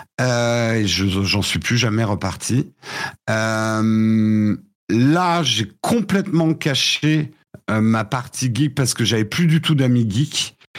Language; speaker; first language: French; early bilingual, other home language; English